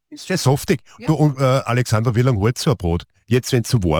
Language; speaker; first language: German; native; German